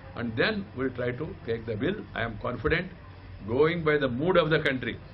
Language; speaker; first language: English; non-native, local second language; Telugu